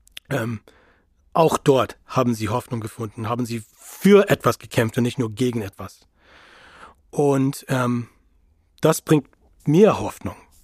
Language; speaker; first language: German; non-native, fluent; English